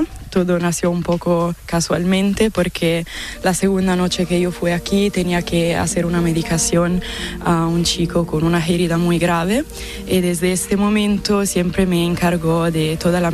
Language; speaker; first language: Spanish; non-native, fluent; Italian